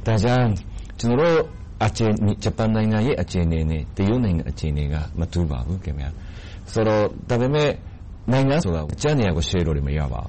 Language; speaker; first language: Burmese; non-native, fluent; Japanese